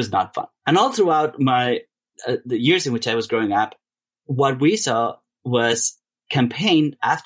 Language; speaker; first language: English; non-native, fluent; Spanish